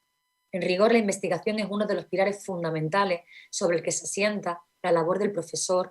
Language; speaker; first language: Spanish; native; Spanish